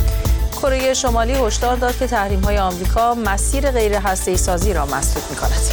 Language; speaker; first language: Persian; native; Persian